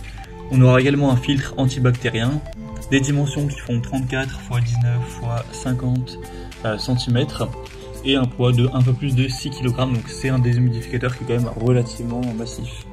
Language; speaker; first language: French; native; French